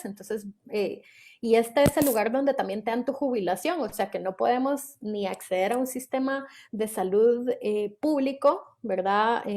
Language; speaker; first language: Spanish; native; Spanish